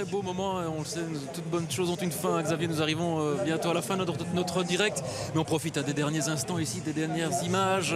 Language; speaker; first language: French; native; French